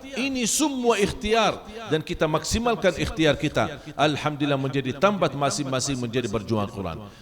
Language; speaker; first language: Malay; non-native, fluent; Arabic